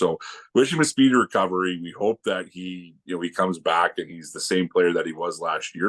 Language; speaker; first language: English; native; English